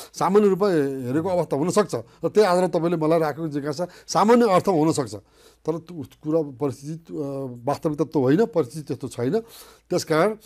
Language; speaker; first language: Nepali; native; Nepali